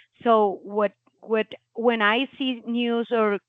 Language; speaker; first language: English; non-native, learner; Spanish